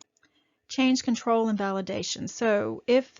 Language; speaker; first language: English; native; English